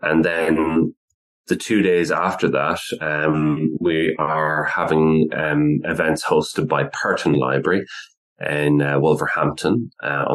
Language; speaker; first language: English; native; English